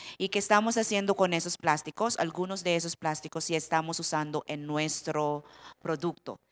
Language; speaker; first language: Spanish; non-native, fluent; Filipino